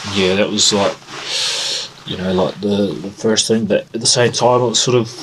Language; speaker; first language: English; native; English